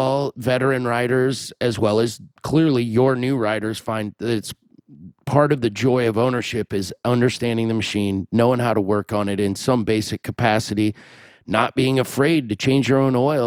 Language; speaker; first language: English; native; English